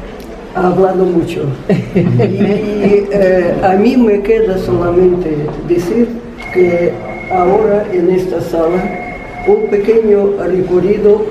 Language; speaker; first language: Spanish; non-native, fluent; Russian